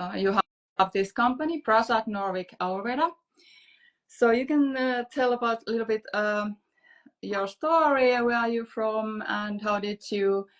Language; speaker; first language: English; non-native, fluent; Finnish